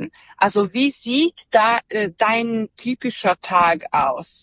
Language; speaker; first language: German; non-native, fluent; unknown